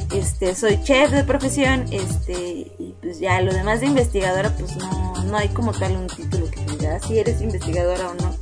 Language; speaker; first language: Spanish; native; Spanish